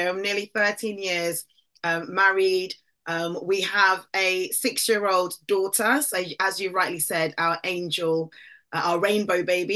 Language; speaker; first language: English; native; English